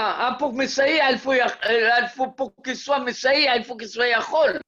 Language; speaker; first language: French; native; French